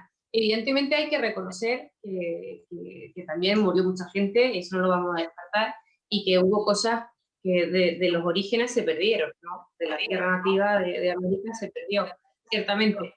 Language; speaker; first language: Spanish; native; Spanish